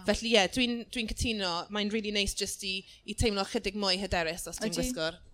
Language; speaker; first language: Welsh; non-native, local second language; English